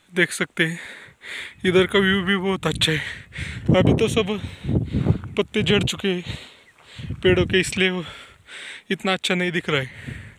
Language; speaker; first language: Hindi; non-native, local second language; Marathi